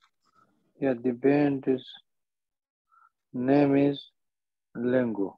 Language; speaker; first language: English; non-native, learner; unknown